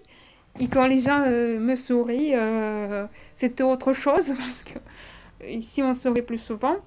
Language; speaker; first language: French; non-native, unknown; Russian